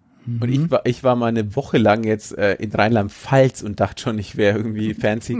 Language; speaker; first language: German; native; German